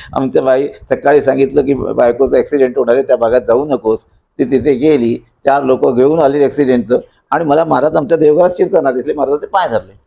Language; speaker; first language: Marathi; native; Marathi